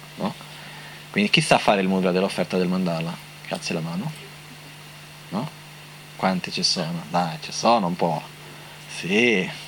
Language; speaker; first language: Italian; non-native, fluent; Portuguese